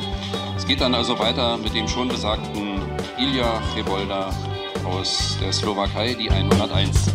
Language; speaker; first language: German; native; German